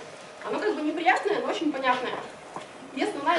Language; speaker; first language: Russian; native; Russian